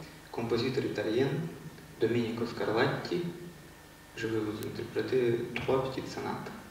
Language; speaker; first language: French; non-native, learner; Russian